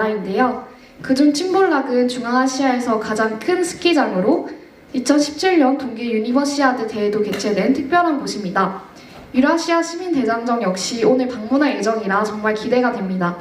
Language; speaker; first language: Korean; native; Korean